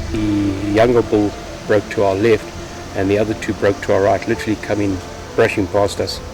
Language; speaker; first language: English; native; English